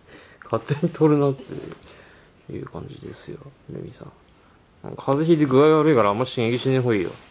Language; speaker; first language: Japanese; native; Japanese